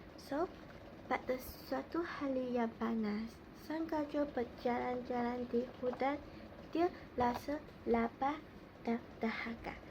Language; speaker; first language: Malay; non-native, local second language; Chinese